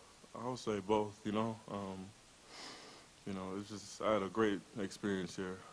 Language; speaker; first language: English; native; English